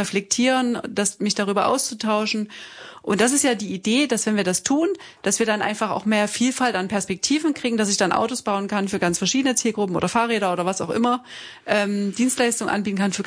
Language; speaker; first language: German; native; German